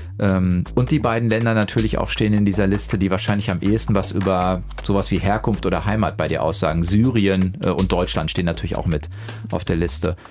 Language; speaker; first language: German; native; German